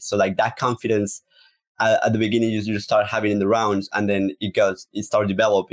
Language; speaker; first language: English; non-native, fluent; Spanish